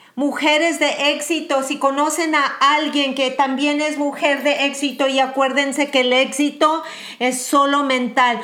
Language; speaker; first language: Spanish; early bilingual, heritage; Spanish